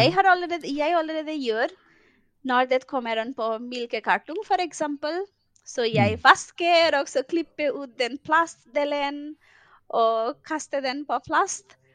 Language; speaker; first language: Norwegian; non-native, fluent; Bangla